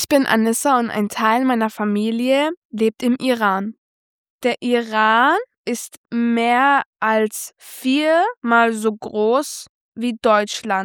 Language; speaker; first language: German; early bilingual, other home language; Persian